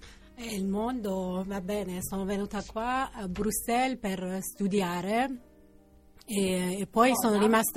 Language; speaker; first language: Italian; non-native, fluent; Persian